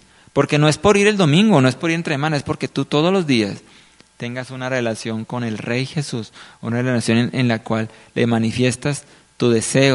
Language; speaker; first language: Spanish; native; Spanish